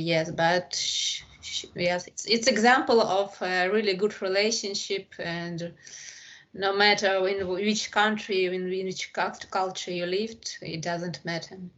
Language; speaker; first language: English; non-native, learner; Ukrainian